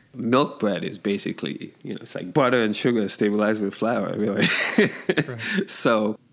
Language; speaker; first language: English; non-native, local second language; Yoruba